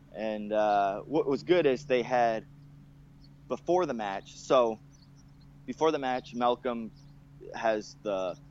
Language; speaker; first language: English; native; English